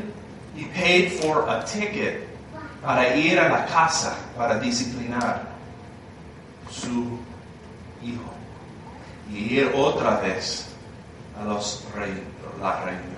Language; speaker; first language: Spanish; non-native, learner; English